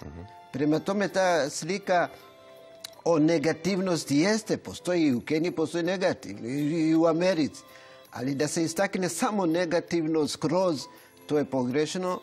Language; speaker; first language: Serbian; non-native, fluent; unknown